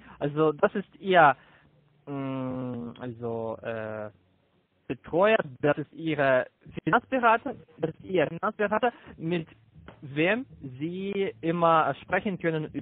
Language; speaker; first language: German; non-native, learner; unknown